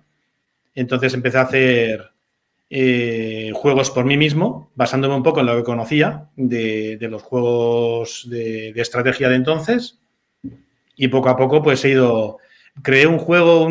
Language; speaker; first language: Spanish; native; Spanish